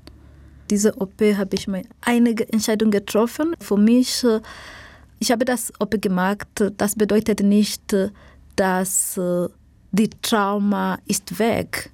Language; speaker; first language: German; non-native, learner; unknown